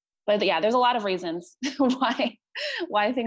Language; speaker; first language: English; native; English